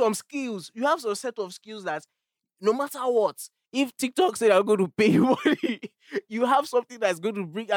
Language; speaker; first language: English; non-native, local second language; Yoruba